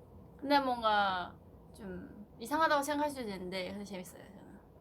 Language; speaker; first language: Korean; non-native, fluent; Thai